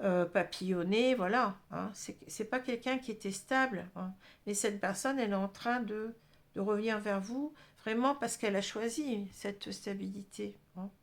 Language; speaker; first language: French; native; French